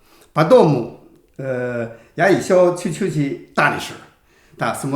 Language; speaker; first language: Russian; non-native, learner; Chinese